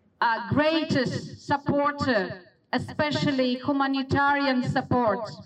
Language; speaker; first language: English; non-native, fluent; Polish